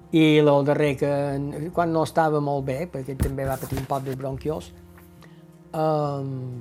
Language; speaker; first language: Catalan; native; Catalan